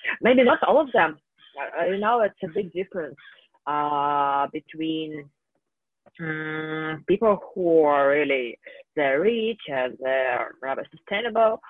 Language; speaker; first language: English; non-native, fluent; Russian